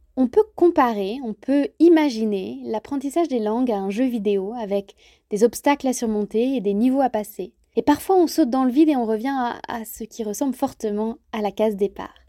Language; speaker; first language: French; native; French